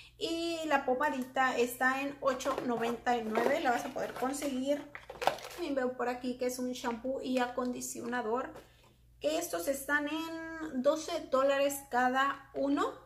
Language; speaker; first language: Spanish; native; Spanish